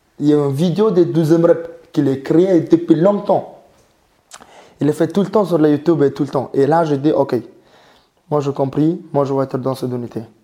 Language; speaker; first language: French; non-native, learner; Mongolian